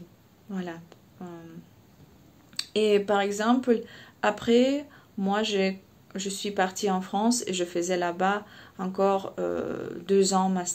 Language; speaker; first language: French; non-native, fluent; Russian